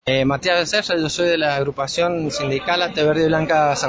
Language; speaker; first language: Spanish; native; Spanish